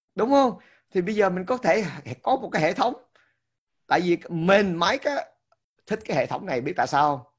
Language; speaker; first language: Vietnamese; early bilingual, heritage; Vietnamese